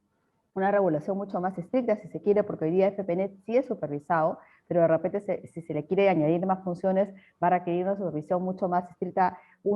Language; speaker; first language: Spanish; native; Spanish